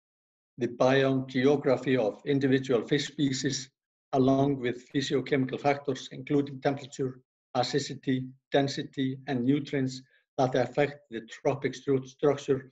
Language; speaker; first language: English; non-native, fluent; Icelandic